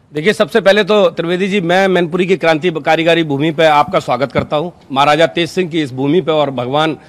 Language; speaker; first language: Hindi; native; Hindi